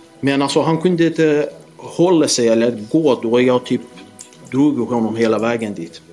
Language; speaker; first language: Swedish; non-native, fluent; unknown